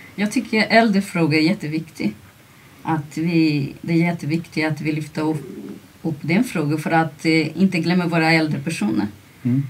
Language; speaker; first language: Swedish; non-native, fluent; Portuguese